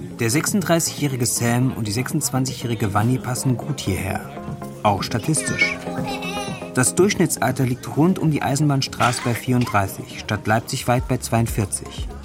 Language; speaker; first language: German; native; German